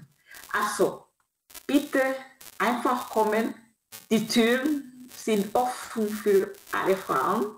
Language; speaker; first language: German; non-native, fluent; Kinyarwanda